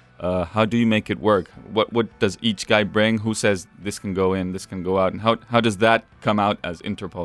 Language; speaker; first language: English; non-native, fluent; Spanish